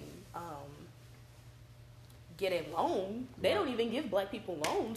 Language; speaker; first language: English; native; English